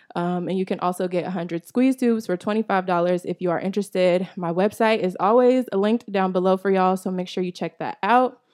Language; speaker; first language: English; native; English